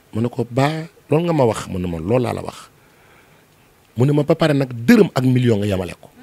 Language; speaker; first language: Wolof; non-native, local second language; Mandingo